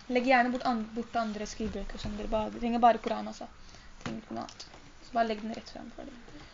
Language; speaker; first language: Norwegian; early bilingual, other home language; Urdu